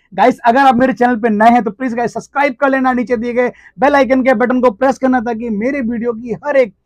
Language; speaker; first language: Hindi; native; Hindi